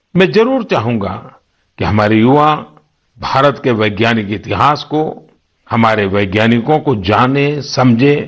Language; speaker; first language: Hindi; non-native, local second language; Gujarati